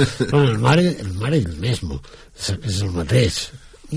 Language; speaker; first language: Italian; non-native, fluent; Catalan